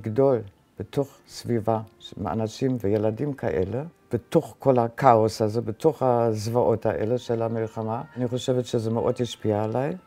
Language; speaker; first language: Hebrew; non-native, fluent; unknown